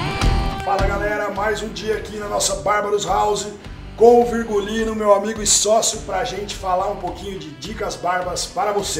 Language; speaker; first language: Portuguese; native; Portuguese